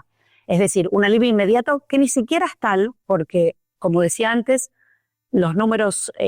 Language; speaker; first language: Spanish; native; Spanish